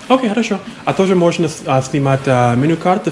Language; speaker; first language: Russian; non-native, learner; English